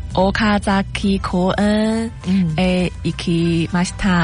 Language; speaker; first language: Japanese; non-native, learner; Chinese